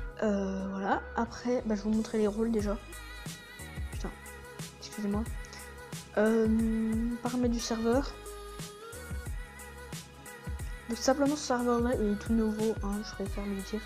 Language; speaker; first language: French; native; French